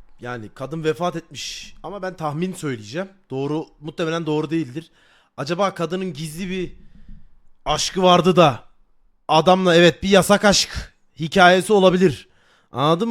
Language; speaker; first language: Turkish; native; Turkish